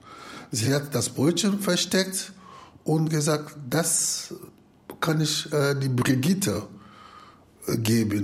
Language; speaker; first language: German; non-native, fluent; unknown